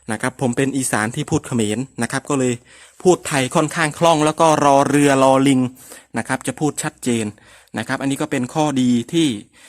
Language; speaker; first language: Thai; non-native, local second language; Northern Khmer